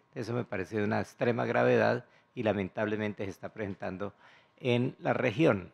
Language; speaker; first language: Spanish; native; Spanish